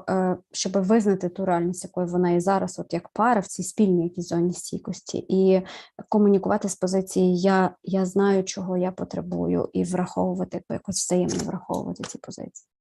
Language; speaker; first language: Ukrainian; native; Ukrainian